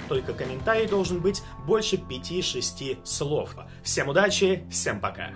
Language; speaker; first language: Russian; native; Russian